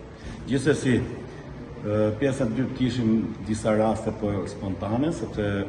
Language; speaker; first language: Albanian; native; Albanian